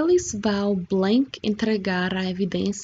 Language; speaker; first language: Portuguese; non-native, fluent; English